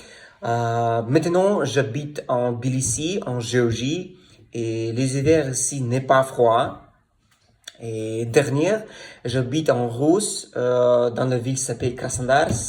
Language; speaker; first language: French; non-native, learner; Russian